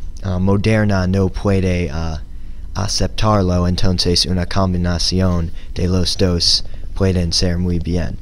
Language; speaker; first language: Spanish; non-native, learner; English